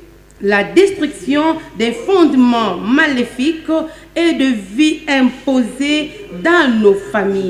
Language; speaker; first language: French; non-native, local second language; Lingala